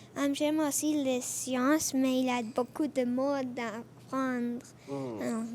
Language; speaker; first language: French; non-native, learner; English